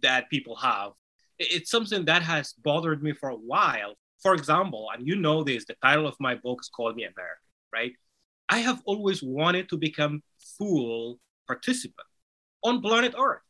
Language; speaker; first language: English; non-native, fluent; Somali